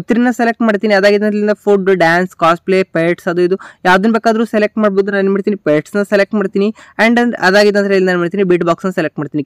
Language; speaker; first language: Kannada; native; Kannada